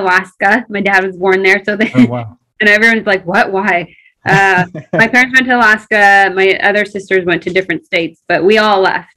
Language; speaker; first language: English; early bilingual, other home language; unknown